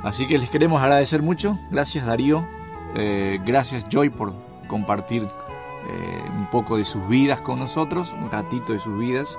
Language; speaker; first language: Spanish; native; Spanish